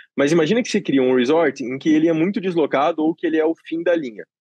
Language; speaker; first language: Portuguese; native; Portuguese